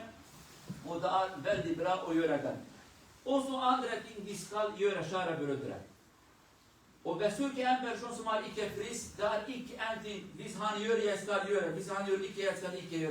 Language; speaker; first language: Swedish; non-native, learner; Kurdish